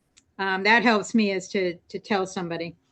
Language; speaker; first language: English; native; English